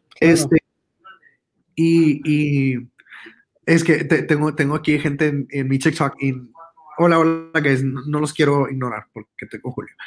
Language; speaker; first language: Spanish; early bilingual, heritage; Spanish